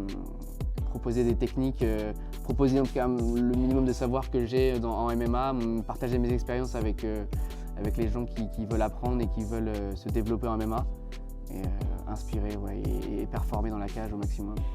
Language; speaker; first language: French; native; French